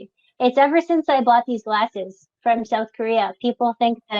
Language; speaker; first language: English; non-native, local second language; French